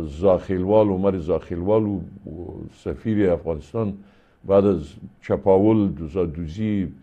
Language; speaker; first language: Persian; native; Persian